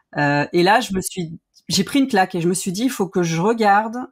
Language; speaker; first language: French; native; French